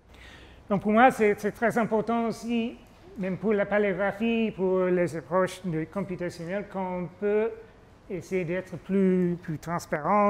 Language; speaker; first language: French; non-native, fluent; English